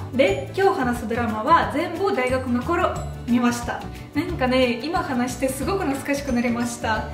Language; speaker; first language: Japanese; non-native, fluent; Russian